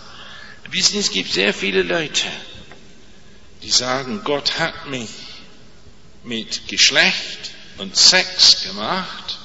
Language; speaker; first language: German; non-native, fluent; English